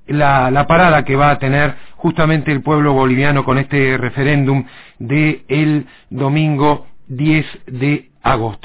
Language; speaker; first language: Spanish; native; Spanish